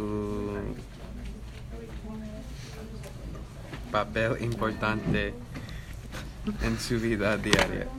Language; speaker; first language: Spanish; non-native, learner; English